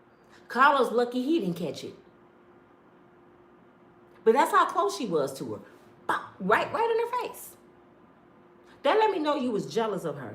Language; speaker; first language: English; native; English